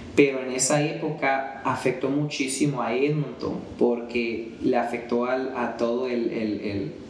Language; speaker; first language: Spanish; early bilingual, heritage; Spanish